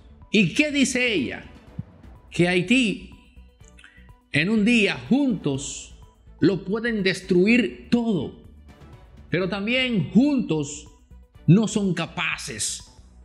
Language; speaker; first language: Spanish; native; Spanish